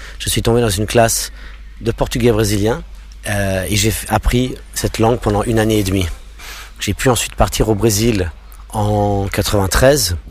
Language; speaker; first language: French; non-native, local second language; English